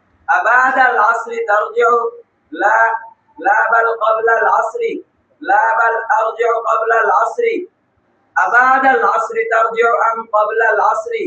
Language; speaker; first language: Arabic; non-native, learner; Bangla